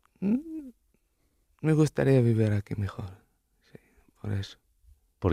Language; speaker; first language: Spanish; non-native, learner; Arabic